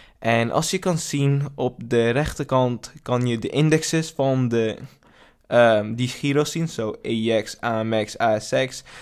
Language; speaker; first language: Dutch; non-native, learner; English